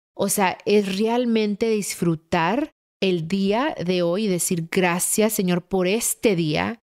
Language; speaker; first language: Spanish; early bilingual, heritage; Spanish